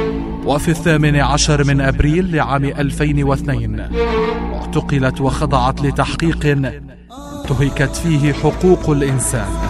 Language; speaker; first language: Arabic; native; Arabic